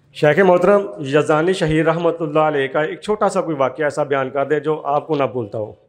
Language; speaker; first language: Urdu; non-native, local second language; Punjabi